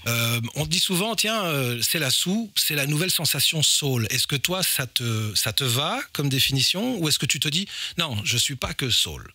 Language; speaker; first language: French; native; French